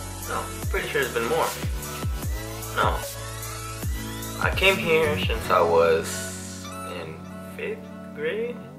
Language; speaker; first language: English; early bilingual, other home language; Spanish